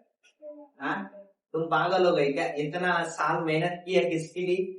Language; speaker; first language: Hindi; non-native, local second language; Telugu